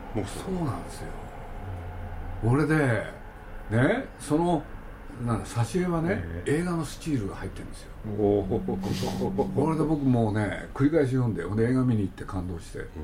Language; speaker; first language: Japanese; native; Japanese